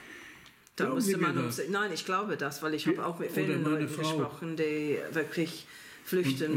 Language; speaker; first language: German; non-native, fluent; English